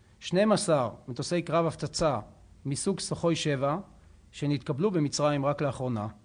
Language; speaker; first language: Hebrew; native; Hebrew